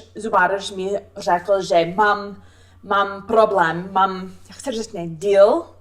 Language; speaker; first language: Czech; non-native, learner; English